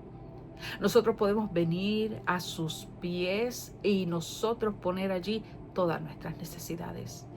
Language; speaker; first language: Spanish; native; Spanish